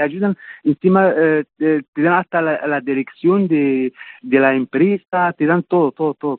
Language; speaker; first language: Spanish; non-native, fluent; Arabic